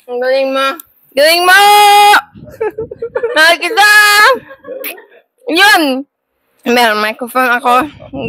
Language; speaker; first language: Filipino; non-native, learner; English